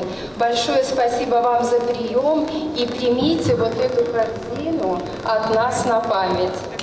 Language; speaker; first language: Russian; native; Russian